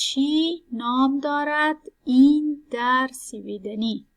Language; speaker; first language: Persian; native; Persian